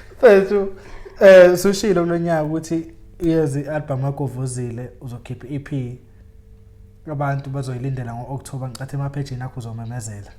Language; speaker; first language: Zulu; native; Zulu